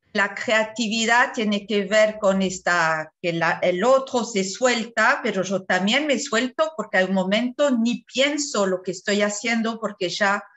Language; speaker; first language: Spanish; non-native, fluent; French